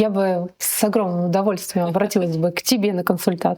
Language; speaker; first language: Russian; native; Russian